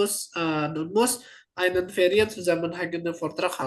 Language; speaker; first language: German; non-native, fluent; Indonesian